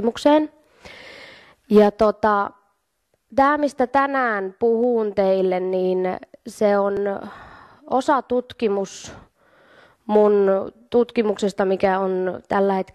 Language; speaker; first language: Finnish; native; Finnish